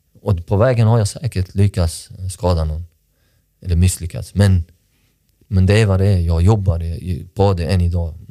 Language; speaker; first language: Swedish; early bilingual, other home language; Persian